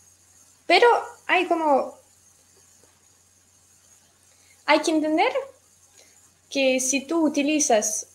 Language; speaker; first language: Spanish; non-native, fluent; Russian